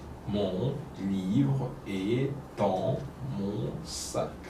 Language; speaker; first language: French; non-native, fluent; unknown